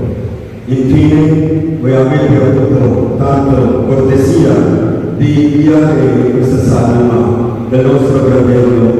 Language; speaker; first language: Italian; non-native, fluent; Tamil